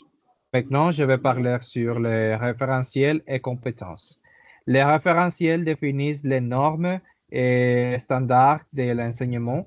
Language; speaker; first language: French; non-native, learner; Spanish